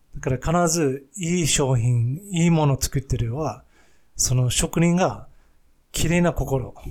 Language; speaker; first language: Japanese; non-native, fluent; English